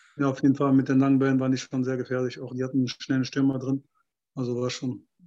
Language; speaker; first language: German; early bilingual, other home language; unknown